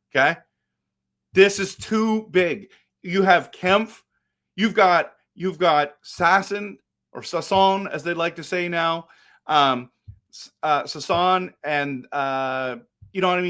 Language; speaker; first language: English; native; English